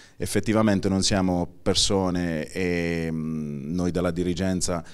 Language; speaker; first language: Italian; native; Italian